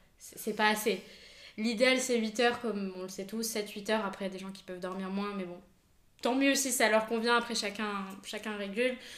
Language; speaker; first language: French; native; French